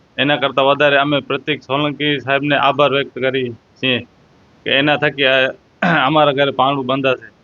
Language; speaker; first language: Gujarati; non-native, local second language; Kachhi